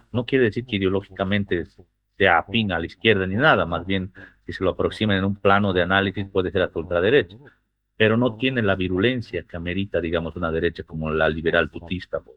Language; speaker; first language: Spanish; native; Spanish